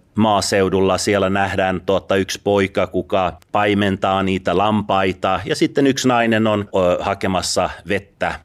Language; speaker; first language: Finnish; early bilingual, other home language; Persian